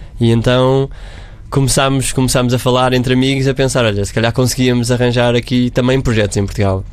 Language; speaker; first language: Portuguese; native; Portuguese